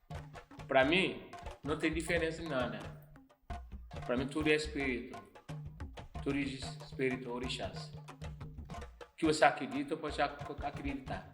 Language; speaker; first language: Portuguese; non-native, fluent; Yoruba